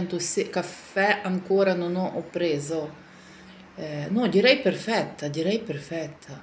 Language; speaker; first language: Italian; non-native, fluent; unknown